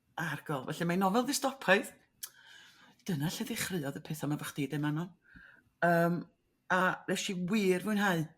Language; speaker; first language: Welsh; native; Welsh